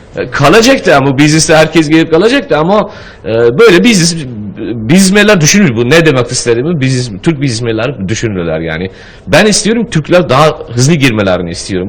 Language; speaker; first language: Turkish; non-native, learner; Uzbek